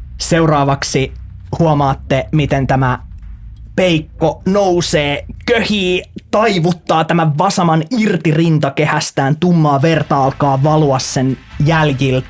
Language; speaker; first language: Finnish; native; Finnish